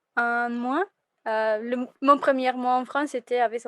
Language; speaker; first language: French; non-native, fluent; Spanish